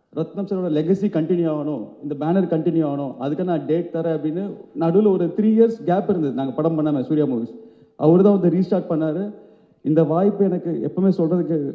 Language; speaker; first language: Tamil; native; Tamil